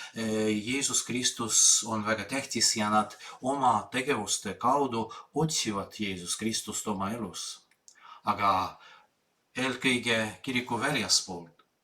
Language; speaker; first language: Estonian; non-native, fluent; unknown